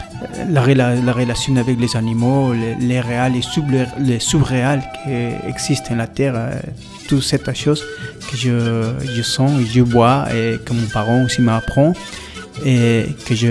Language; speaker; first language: French; non-native, learner; Spanish